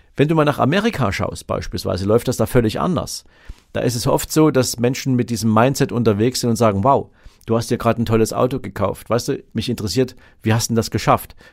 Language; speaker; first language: German; native; German